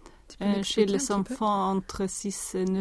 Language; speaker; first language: French; non-native, learner; Swedish